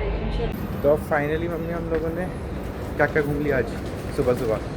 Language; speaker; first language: Hindi; native; Hindi